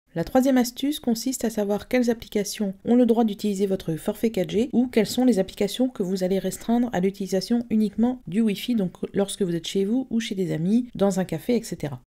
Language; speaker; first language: French; native; French